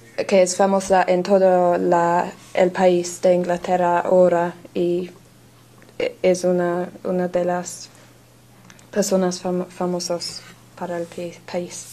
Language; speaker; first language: Spanish; non-native, learner; English